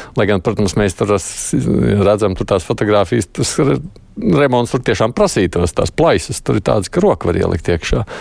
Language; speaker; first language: Latvian; native; Latvian